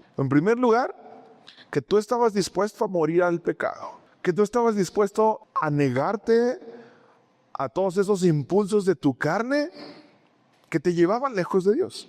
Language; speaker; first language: Spanish; native; Spanish